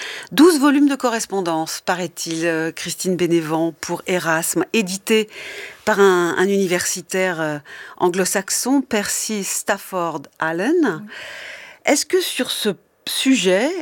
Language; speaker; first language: French; native; French